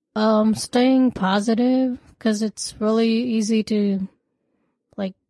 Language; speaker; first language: English; non-native, local second language; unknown